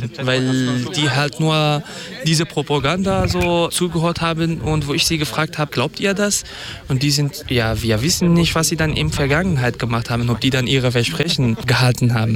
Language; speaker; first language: German; non-native, fluent; Kurdish